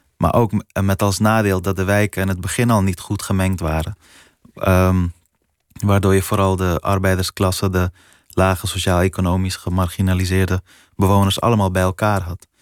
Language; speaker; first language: Dutch; early bilingual, other home language; Persian